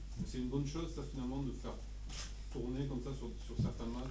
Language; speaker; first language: French; native; French